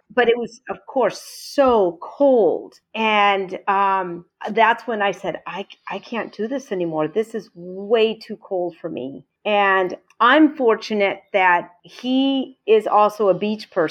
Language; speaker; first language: English; native; English